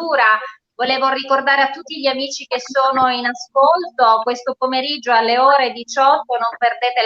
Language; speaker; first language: Italian; native; Italian